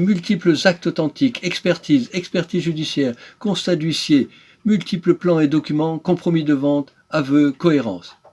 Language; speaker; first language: French; native; French